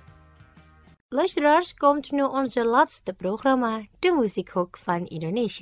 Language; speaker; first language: Dutch; non-native, fluent; Indonesian